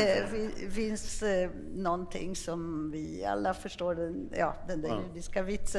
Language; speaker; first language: Swedish; non-native, fluent; Polish